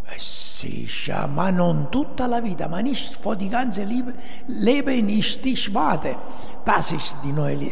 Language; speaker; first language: German; non-native, learner; Italian